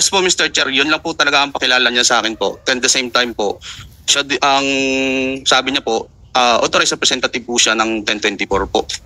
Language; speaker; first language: Filipino; native; Filipino